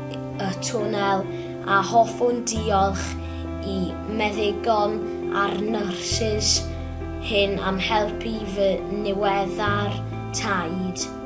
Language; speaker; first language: Welsh; non-native, local second language; English